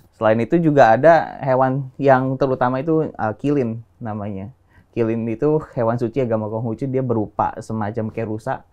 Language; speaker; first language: Indonesian; native; Indonesian